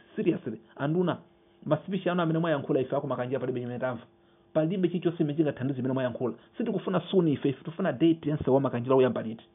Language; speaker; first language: Nyanja; non-native, local second language; Yao